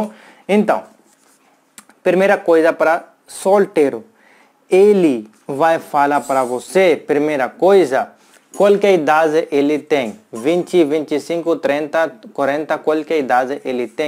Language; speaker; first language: Portuguese; non-native, learner; Hindi